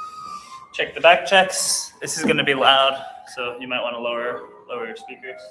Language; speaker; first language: English; native; English